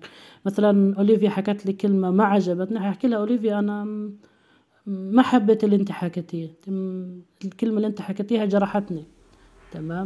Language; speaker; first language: Arabic; native; Arabic